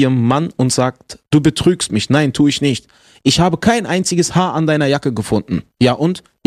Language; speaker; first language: German; native; German